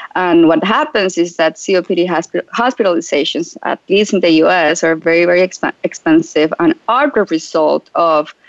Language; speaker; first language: English; non-native, fluent; Spanish